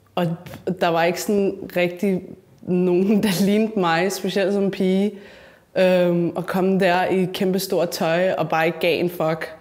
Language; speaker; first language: Danish; early bilingual, other home language; Spanish